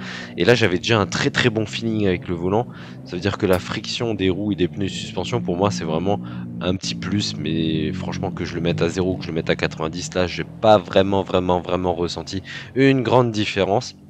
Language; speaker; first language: French; native; French